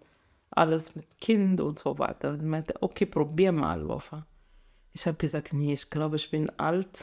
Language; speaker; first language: German; non-native, fluent; Arabic